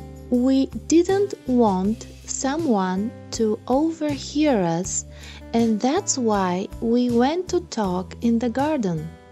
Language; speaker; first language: English; non-native, fluent; Bulgarian